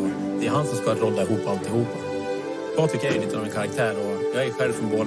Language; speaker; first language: Swedish; native; Swedish